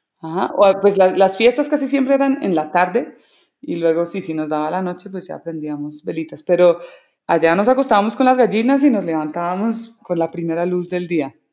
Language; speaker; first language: Spanish; early bilingual, other home language; English